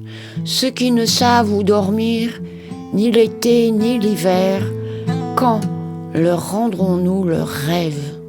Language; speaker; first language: French; native; French